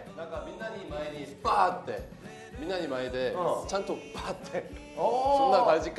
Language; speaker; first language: Japanese; non-native, learner; Korean